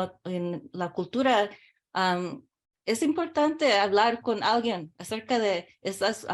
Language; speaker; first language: Spanish; early bilingual, heritage; English